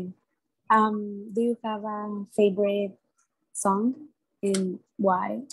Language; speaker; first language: English; non-native, learner; Spanish